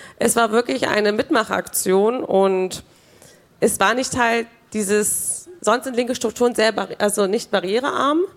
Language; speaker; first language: German; early bilingual, other home language; Kurdish